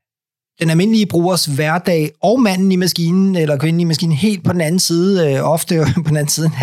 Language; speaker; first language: Danish; native; Danish